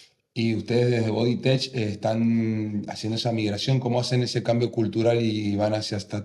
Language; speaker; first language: Spanish; native; Spanish